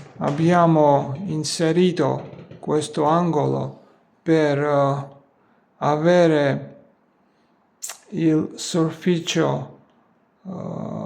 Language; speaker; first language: Italian; non-native, learner; Georgian